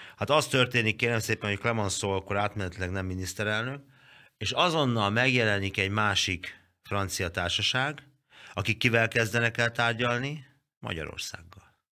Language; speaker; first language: Hungarian; native; Hungarian